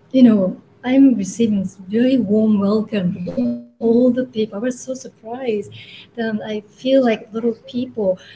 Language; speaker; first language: English; non-native, fluent; Japanese